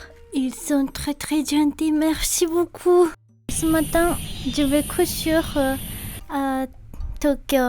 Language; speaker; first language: French; non-native, learner; Japanese